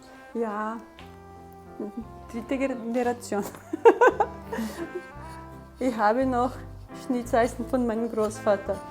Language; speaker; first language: German; early bilingual, heritage; German